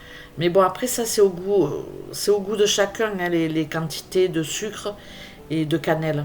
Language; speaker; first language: French; native; French